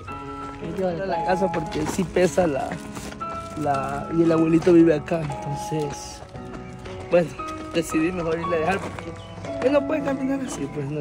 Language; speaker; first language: Spanish; native; Spanish